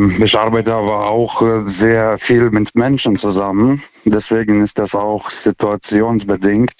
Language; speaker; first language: German; non-native, fluent; Lithuanian